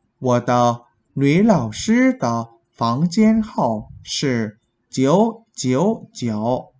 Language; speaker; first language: Chinese; non-native, fluent; Vietnamese